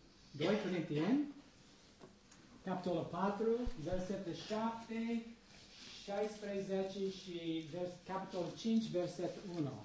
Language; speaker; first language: Romanian; non-native, learner; English